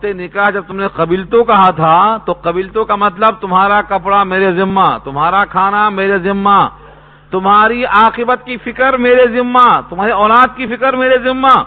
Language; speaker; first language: Urdu; native; Urdu